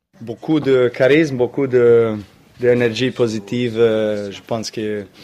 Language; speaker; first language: French; non-native, learner; Serbian